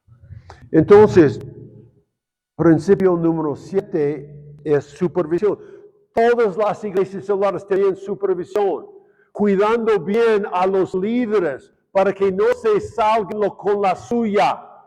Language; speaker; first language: Spanish; non-native, fluent; English